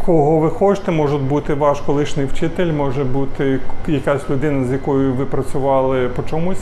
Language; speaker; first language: Ukrainian; native; Ukrainian